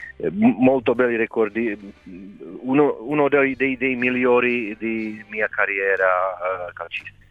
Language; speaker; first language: Italian; non-native, fluent; Czech